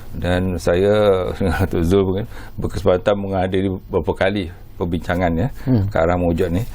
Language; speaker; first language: Malay; native; Malay